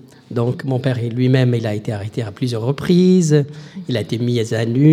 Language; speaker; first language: French; non-native, local second language; Arabic